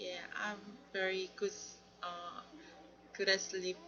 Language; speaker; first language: English; non-native, learner; Korean